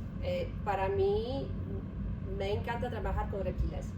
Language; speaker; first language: Spanish; non-native, learner; Polish